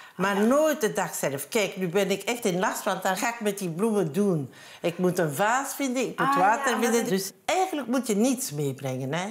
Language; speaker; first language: Dutch; non-native, local second language; French